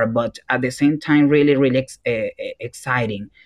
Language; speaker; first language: English; non-native, fluent; Spanish